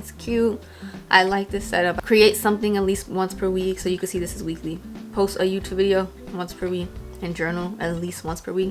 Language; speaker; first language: English; native; English